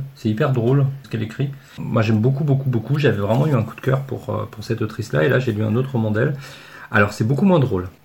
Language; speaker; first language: French; native; French